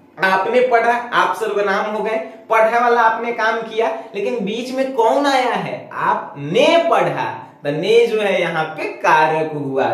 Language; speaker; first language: Hindi; native; Hindi